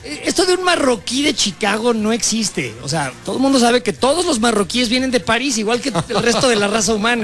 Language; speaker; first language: Spanish; native; Spanish